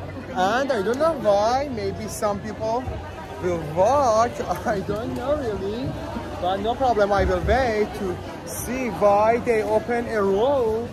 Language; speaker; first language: English; non-native, learner; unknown